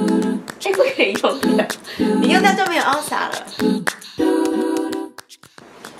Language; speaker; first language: Chinese; native; Chinese